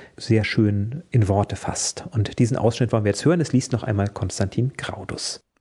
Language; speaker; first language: German; native; German